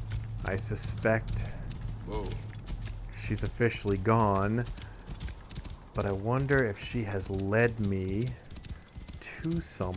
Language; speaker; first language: English; native; English